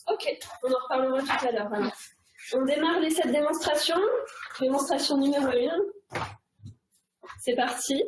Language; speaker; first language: French; native; French